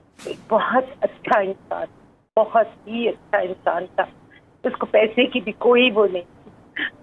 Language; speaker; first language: Urdu; non-native, local second language; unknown